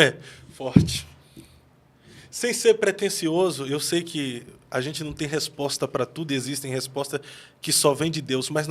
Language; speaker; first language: Portuguese; native; Portuguese